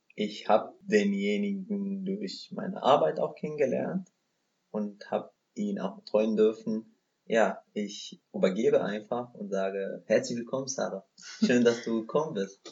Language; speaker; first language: German; non-native, fluent; Arabic